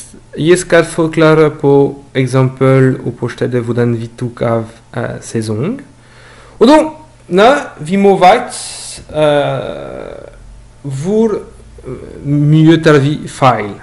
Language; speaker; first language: Norwegian; non-native, learner; French